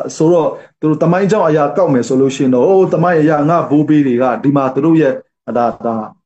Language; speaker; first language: Burmese; non-native, local second language; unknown